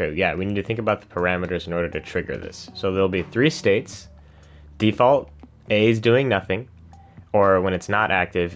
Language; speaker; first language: English; native; English